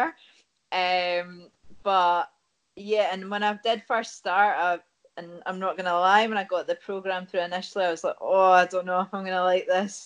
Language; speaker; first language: English; native; English